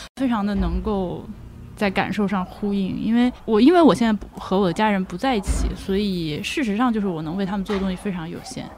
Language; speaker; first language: Chinese; native; Chinese